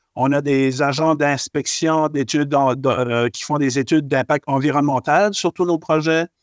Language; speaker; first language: French; native; French